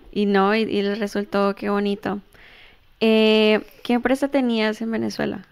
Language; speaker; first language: Spanish; early bilingual, heritage; Spanish